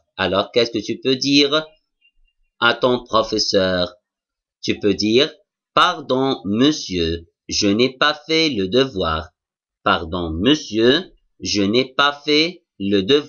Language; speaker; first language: French; non-native, fluent; Arabic